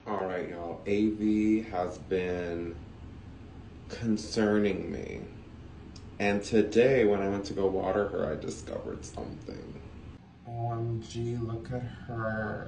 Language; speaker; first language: English; native; English